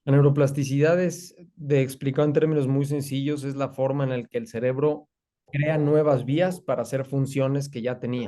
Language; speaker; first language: Spanish; native; Spanish